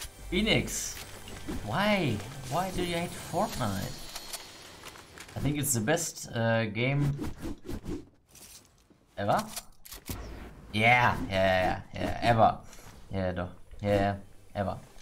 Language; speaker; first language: English; non-native, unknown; German